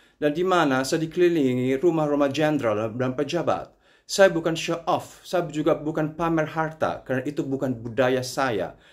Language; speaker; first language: Indonesian; non-native, fluent; Italian